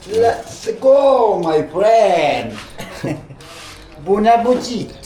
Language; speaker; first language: English; non-native, learner; Arabic